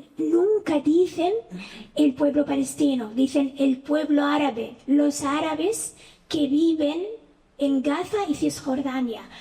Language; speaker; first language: Spanish; non-native, fluent; Arabic